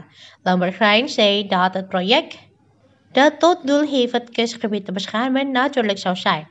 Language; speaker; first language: Dutch; non-native, learner; Indonesian